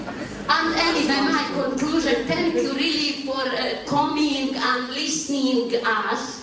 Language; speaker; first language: English; non-native, learner; Bosnian